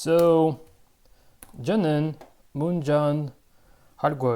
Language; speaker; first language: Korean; non-native, learner; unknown